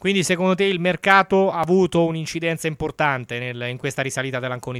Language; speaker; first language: Italian; native; Italian